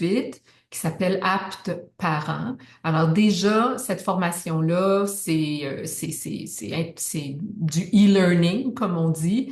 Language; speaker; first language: French; native; French